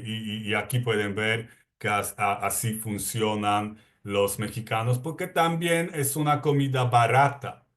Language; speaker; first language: Spanish; non-native, fluent; Polish